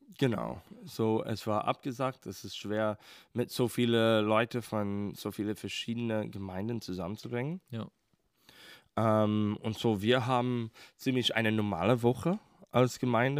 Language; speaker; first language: German; non-native, fluent; English